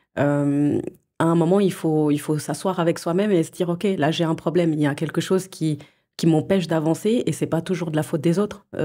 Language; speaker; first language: French; early bilingual, other home language; Portuguese